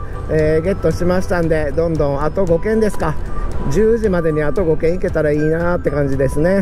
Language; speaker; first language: Japanese; native; Japanese